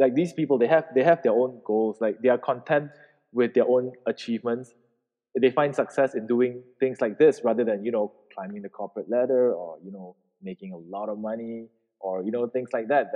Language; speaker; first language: English; non-native, local second language; Min Nan Chinese